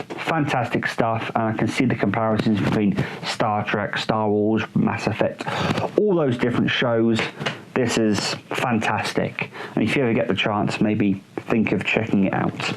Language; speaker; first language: English; native; English